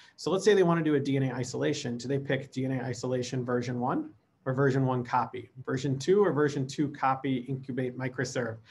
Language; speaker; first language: English; native; English